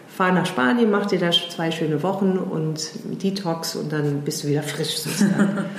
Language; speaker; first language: German; early bilingual, heritage; German